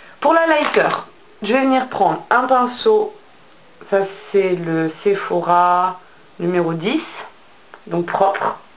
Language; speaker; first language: French; native; French